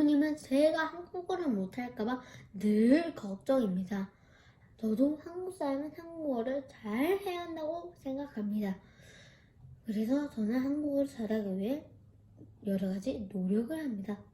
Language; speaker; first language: Korean; early bilingual, heritage; Korean